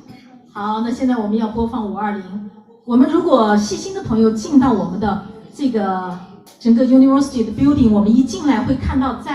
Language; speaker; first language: Chinese; native; Chinese